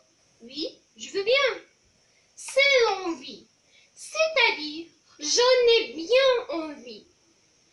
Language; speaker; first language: French; non-native, local second language; Arabic